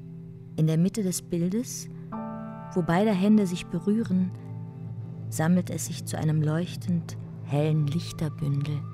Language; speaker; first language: German; native; German